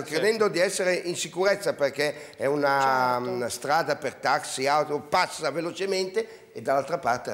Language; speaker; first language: Italian; native; Italian